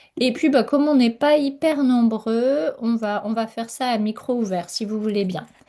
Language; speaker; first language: French; native; French